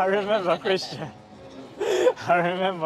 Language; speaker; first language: English; native; English